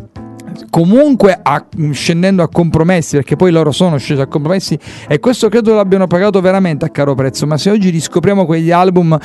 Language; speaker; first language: Italian; native; Italian